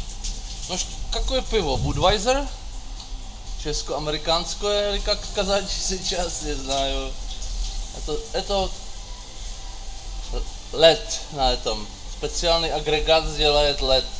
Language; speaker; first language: Russian; early bilingual, heritage; Russian